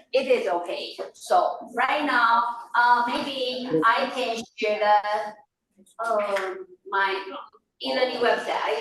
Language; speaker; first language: English; non-native, fluent; Chinese